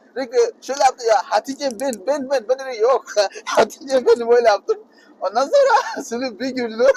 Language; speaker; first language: Turkish; non-native, fluent; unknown